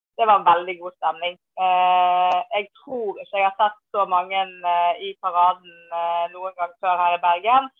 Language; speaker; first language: Norwegian; native; Norwegian